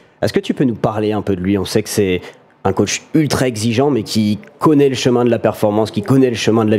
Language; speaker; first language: French; native; French